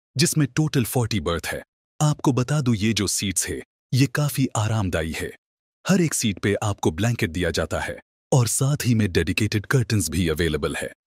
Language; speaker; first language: Hindi; non-native, local second language; Marathi